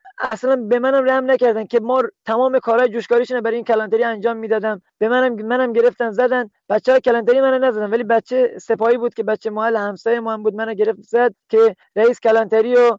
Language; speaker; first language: Persian; native; Persian